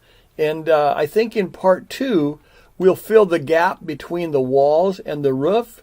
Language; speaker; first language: English; native; English